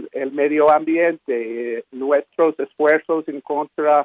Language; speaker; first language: Spanish; non-native, fluent; English